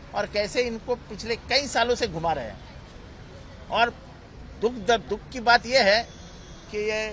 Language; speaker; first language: Hindi; non-native, local second language; Marathi